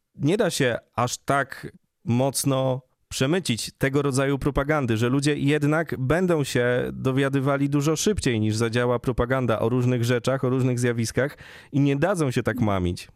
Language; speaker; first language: Polish; native; Polish